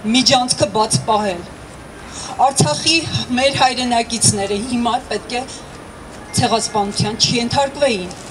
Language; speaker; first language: Armenian; native; Armenian